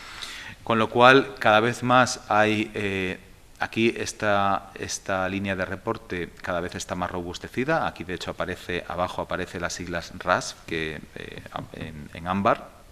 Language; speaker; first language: Spanish; native; Spanish